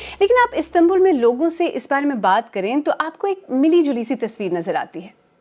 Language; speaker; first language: Urdu; native; Urdu